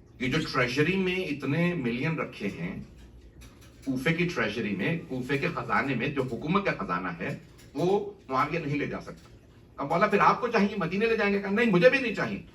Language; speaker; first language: Urdu; native; Urdu